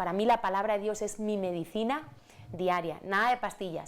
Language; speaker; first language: Spanish; native; Spanish